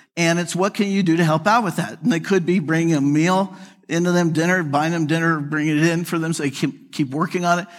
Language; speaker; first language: English; native; English